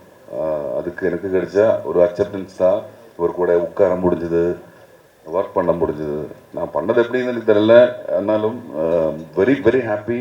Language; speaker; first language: Tamil; non-native, learner; Malayalam